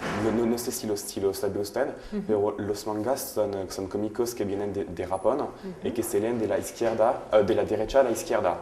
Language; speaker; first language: Spanish; non-native, learner; French